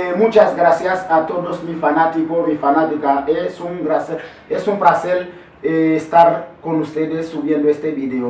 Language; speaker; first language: Spanish; non-native, learner; Haitian Creole